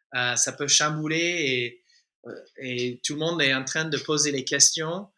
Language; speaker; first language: French; non-native, fluent; English